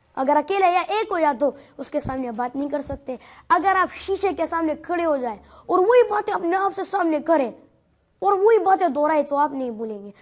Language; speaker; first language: Urdu; non-native, local second language; Pashto